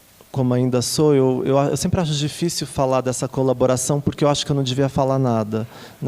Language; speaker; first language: Portuguese; native; Portuguese